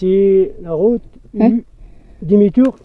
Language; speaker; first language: French; non-native, learner; Central Atlas Tamazight